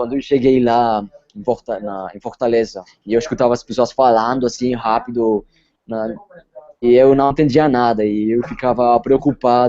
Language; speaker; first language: Portuguese; non-native, fluent; Spanish